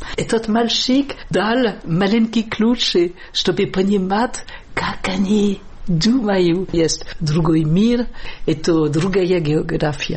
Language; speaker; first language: Russian; non-native, learner; French